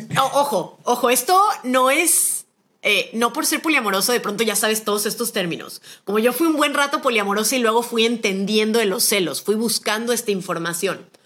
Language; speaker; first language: Spanish; native; Spanish